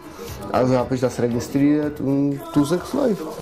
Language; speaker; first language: German; non-native, learner; Czech